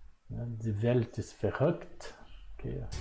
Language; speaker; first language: German; non-native, fluent; Portuguese